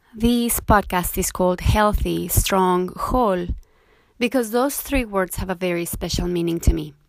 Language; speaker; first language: English; non-native, fluent; Spanish